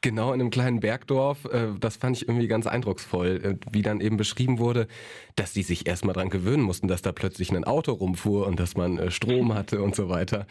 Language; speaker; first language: German; native; German